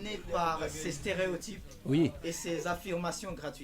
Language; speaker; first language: French; non-native, local second language; Swahili